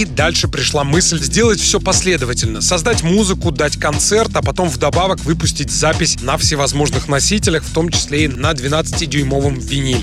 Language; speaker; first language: Russian; native; Russian